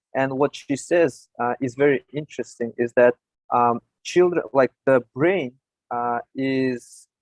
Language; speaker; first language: English; non-native, fluent; Russian